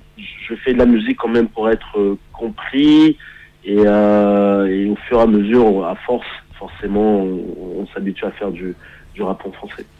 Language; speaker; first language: French; early bilingual, heritage; French